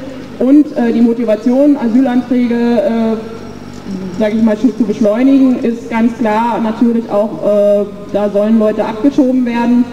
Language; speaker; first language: German; native; German